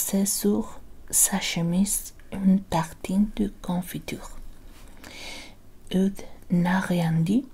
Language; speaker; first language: French; non-native, learner; Spanish